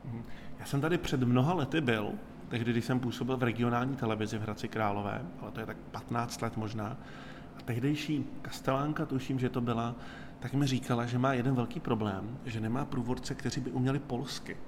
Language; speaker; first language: Czech; native; Czech